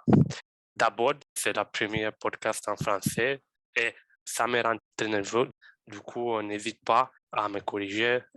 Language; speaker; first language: French; non-native, fluent; Romanian